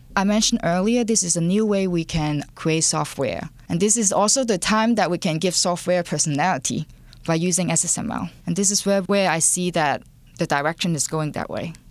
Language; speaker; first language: English; non-native, local second language; Cantonese